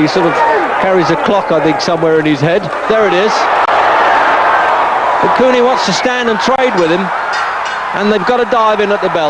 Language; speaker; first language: English; native; English